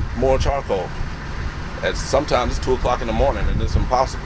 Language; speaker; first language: English; native; English